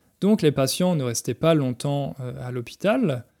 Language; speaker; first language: French; native; French